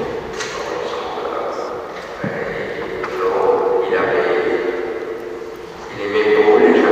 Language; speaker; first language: French; non-native, local second language; Morisyen